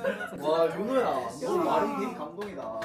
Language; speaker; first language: Korean; native; Korean